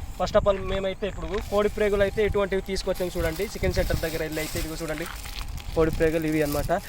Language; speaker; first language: Telugu; non-native, local second language; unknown